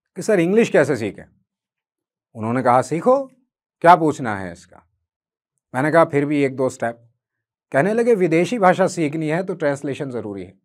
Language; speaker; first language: Hindi; native; Hindi